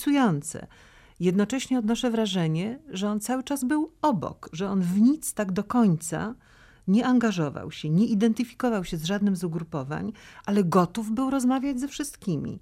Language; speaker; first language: Polish; native; Polish